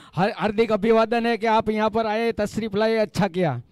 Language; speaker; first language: Hindi; non-native, local second language; Gujarati